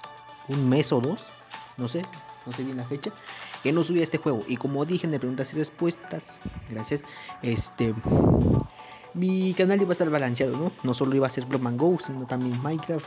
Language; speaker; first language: Spanish; native; Spanish